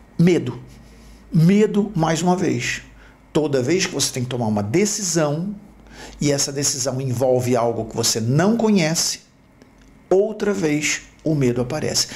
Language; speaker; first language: Portuguese; native; Portuguese